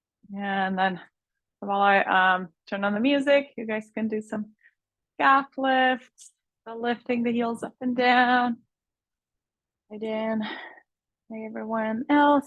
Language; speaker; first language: English; native; English